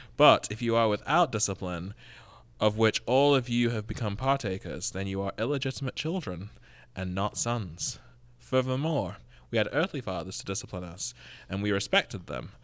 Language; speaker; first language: English; native; English